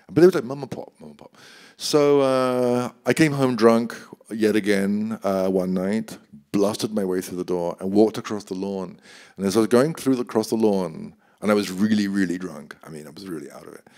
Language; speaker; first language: English; native; English